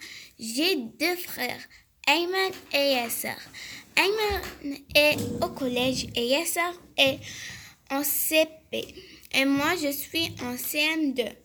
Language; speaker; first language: French; non-native, local second language; Arabic